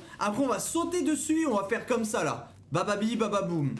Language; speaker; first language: French; native; French